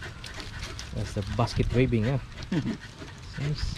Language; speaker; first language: English; non-native, learner; Filipino